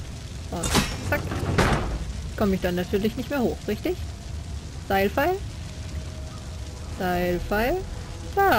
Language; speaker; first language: German; native; German